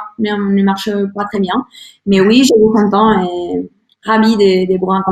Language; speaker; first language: French; non-native, learner; Spanish